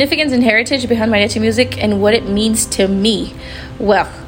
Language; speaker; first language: English; native; English